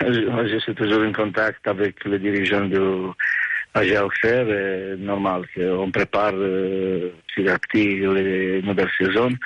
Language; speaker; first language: French; non-native, fluent; Romanian